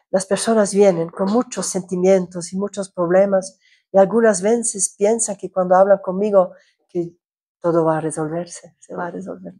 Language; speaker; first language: Spanish; non-native, fluent; Croatian